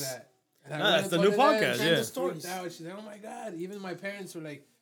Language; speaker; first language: English; native; English